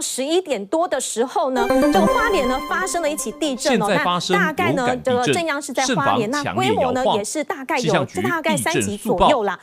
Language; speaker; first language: Chinese; native; Chinese